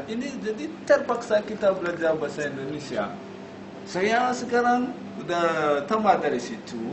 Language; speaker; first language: Indonesian; non-native, learner; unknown